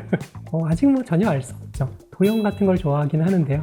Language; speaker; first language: Korean; native; Korean